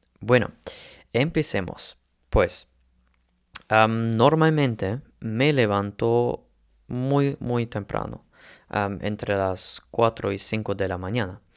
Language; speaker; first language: Spanish; non-native, learner; German